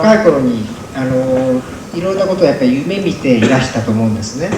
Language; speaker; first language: Japanese; native; Japanese